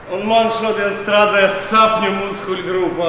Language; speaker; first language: Latvian; non-native, learner; Russian